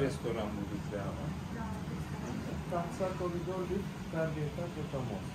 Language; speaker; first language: Russian; non-native, learner; Turkish